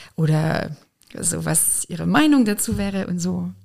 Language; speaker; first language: German; non-native, fluent; French